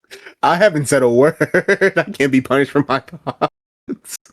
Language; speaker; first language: English; native; English